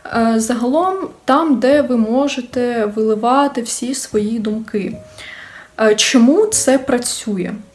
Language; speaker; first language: Ukrainian; non-native, local second language; Russian